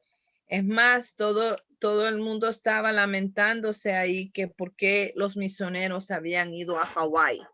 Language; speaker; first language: Spanish; early bilingual, heritage; Spanish